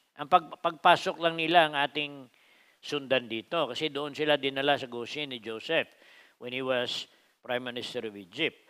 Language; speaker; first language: Filipino; non-native, local second language; Cebuano